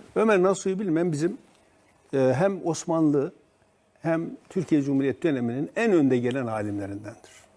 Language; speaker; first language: Turkish; native; Turkish